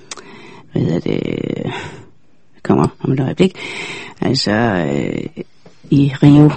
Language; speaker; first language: Danish; native; Danish